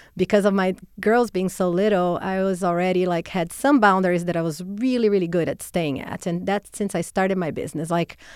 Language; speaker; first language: English; non-native, fluent; Portuguese